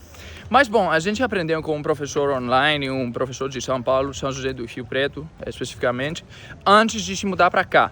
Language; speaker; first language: Portuguese; non-native, fluent; Greek